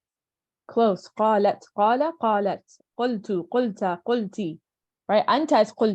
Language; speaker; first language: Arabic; non-native, fluent; English